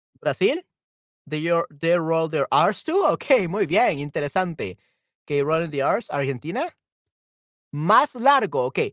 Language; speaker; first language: Spanish; native; Spanish